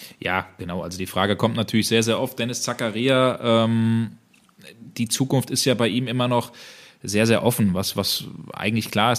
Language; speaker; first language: German; native; German